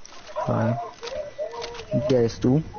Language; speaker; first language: German; native; German